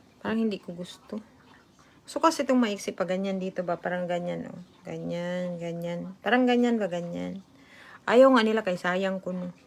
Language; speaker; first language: Filipino; non-native, local second language; Cebuano